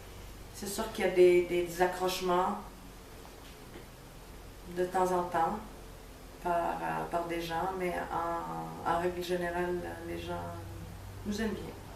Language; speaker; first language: French; early bilingual, other home language; Greek